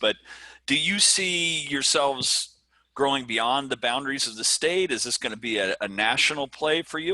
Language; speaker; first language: English; native; English